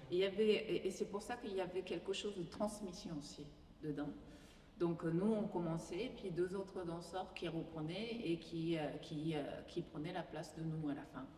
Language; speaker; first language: French; non-native, fluent; Japanese